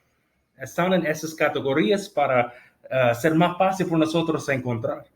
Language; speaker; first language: Spanish; non-native, fluent; English